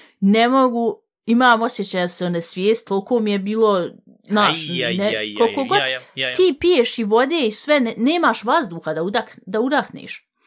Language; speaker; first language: Bosnian; native; Bosnian